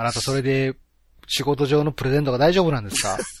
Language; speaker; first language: Japanese; native; Japanese